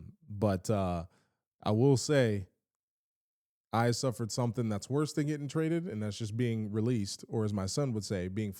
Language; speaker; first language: English; native; English